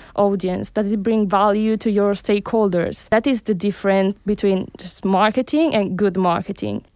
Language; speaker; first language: English; early bilingual, heritage; Spanish